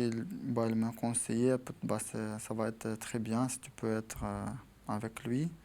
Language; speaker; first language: French; non-native, fluent; Ukrainian